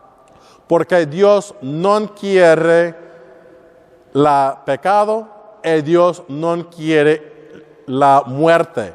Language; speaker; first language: Spanish; non-native, learner; English